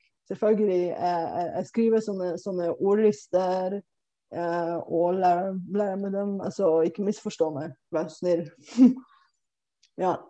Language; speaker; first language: Norwegian; non-native, fluent; Bulgarian